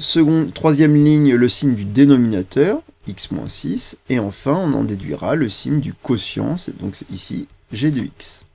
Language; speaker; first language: French; native; French